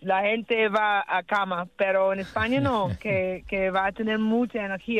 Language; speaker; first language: Spanish; non-native, learner; English